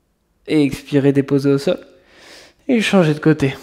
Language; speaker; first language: French; native; French